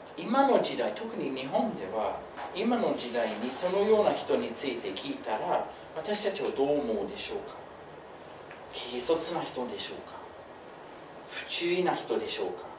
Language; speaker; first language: Japanese; non-native, fluent; English